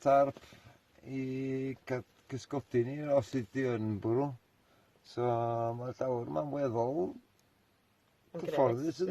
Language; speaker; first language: Welsh; native; Welsh